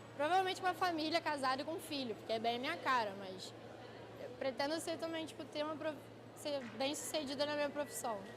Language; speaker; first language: Portuguese; native; Portuguese